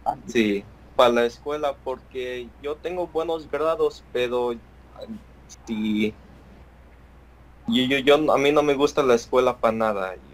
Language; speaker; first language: Spanish; early bilingual, heritage; Spanish